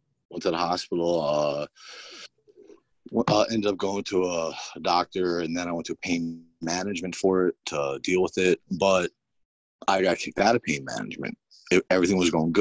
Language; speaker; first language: English; native; English